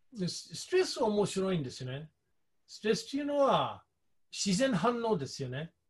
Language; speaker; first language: Japanese; non-native, fluent; English